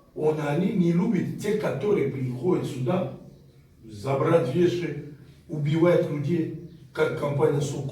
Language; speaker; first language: Russian; non-native, fluent; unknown